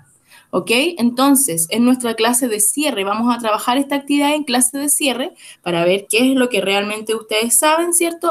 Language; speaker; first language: Spanish; native; Spanish